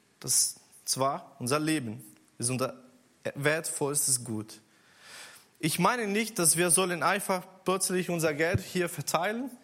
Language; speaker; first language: German; non-native, learner; Portuguese